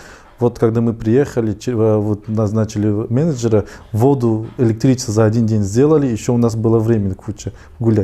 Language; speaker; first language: Russian; non-native, fluent; Tajik